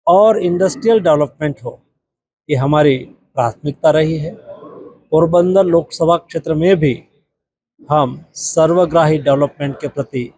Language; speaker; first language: Hindi; non-native, local second language; Gujarati